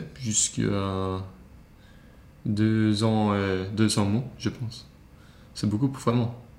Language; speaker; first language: French; non-native, learner; Swedish